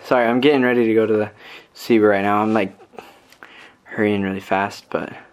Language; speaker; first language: English; native; English